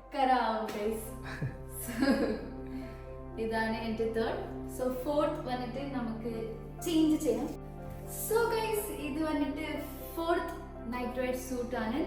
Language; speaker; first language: Malayalam; non-native, local second language; Kannada